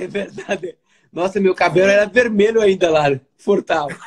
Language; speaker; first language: Portuguese; native; Portuguese